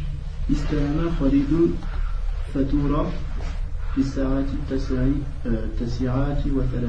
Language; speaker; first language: Arabic; non-native, learner; French